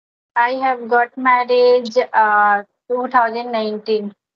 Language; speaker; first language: English; non-native, learner; Hindi